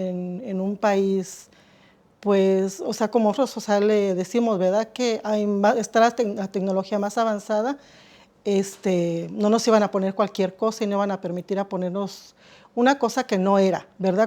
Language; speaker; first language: Spanish; native; Spanish